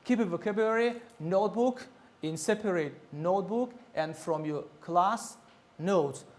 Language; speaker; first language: English; non-native, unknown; Tajik